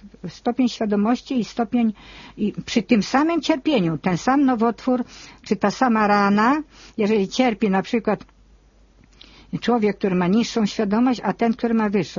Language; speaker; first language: Polish; native; Polish